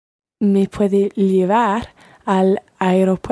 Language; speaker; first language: Spanish; non-native, learner; English